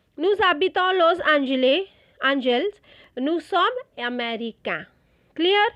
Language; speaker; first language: French; non-native, fluent; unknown